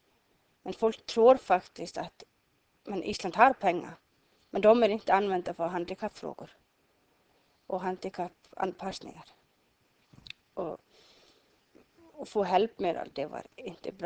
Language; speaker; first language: Swedish; non-native, learner; Icelandic